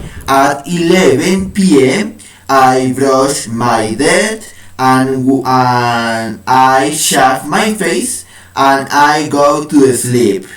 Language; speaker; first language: English; non-native, learner; Spanish